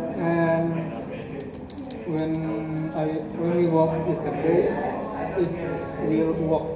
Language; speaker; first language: English; non-native, learner; Indonesian